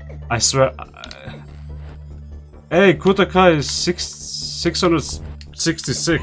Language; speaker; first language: English; non-native, fluent; Swiss German